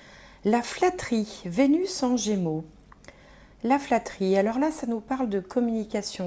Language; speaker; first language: French; native; French